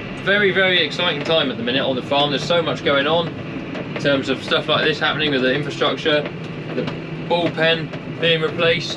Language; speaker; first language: English; native; English